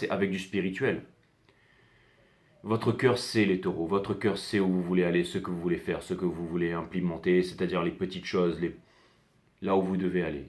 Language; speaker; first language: French; native; French